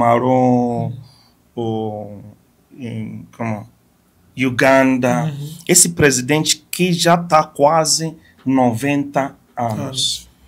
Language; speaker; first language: Portuguese; non-native, fluent; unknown